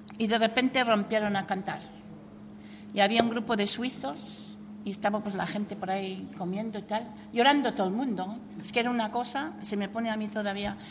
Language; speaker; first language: Spanish; non-native, fluent; English